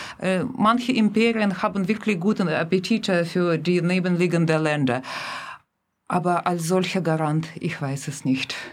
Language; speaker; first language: German; non-native, fluent; Russian